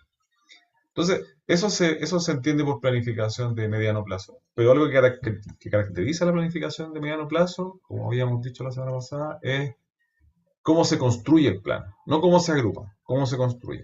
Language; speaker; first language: Spanish; native; Spanish